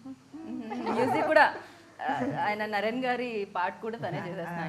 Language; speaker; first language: Telugu; native; Telugu